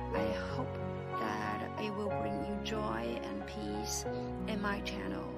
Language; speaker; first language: English; non-native, fluent; Chinese